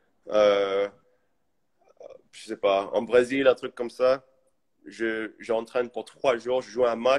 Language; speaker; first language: French; early bilingual, heritage; English